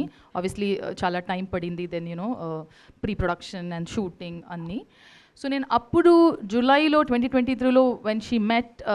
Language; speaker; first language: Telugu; non-native, local second language; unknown